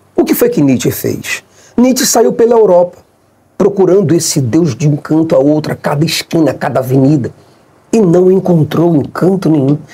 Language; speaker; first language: Portuguese; native; Portuguese